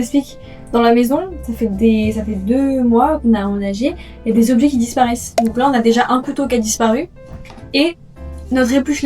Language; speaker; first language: French; native; French